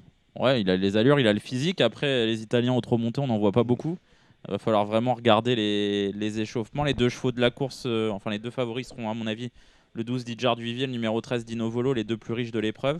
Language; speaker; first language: French; native; French